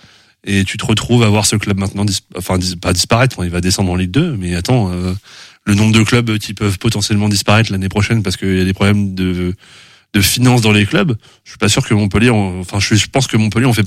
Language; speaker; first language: French; native; French